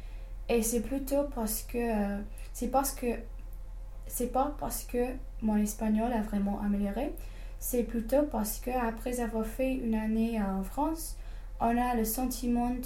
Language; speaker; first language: French; non-native, fluent; English